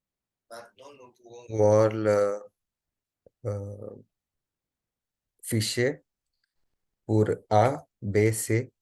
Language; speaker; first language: French; non-native, learner; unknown